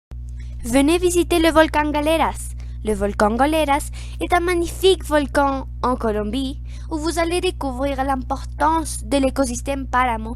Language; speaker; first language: French; non-native, learner; Spanish